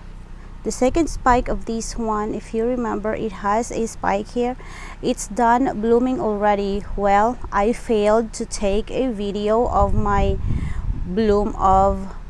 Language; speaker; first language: English; non-native, local second language; Filipino